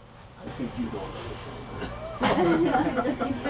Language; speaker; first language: English; non-native, fluent; Danish